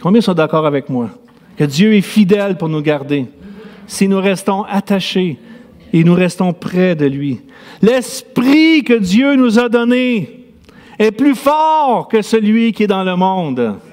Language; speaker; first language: French; native; French